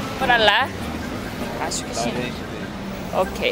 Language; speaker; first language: Portuguese; non-native, learner; Korean